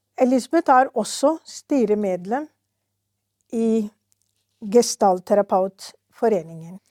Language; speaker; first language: Norwegian; non-native, fluent; Urdu